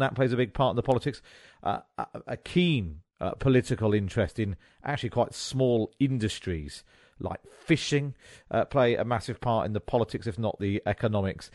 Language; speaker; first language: English; native; English